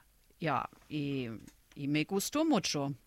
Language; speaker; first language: Spanish; non-native, fluent; German